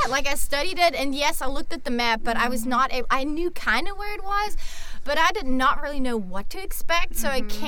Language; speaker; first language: English; non-native, fluent; German